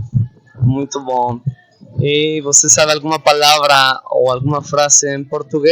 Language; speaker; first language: Portuguese; non-native, fluent; Spanish